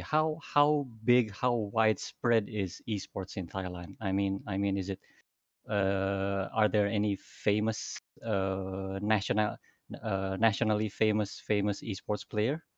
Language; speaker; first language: English; non-native, fluent; Indonesian